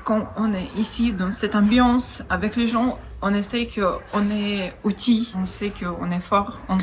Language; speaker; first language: French; non-native, fluent; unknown